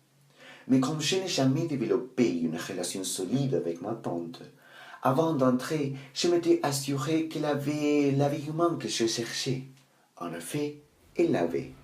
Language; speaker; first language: French; non-native, learner; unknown